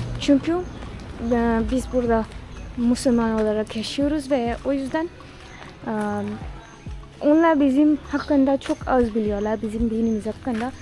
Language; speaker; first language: Turkish; non-native, fluent; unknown